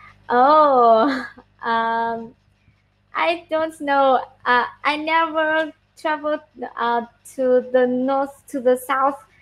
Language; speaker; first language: English; non-native, learner; Vietnamese